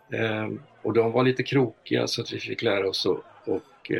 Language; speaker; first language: Swedish; early bilingual, heritage; Swedish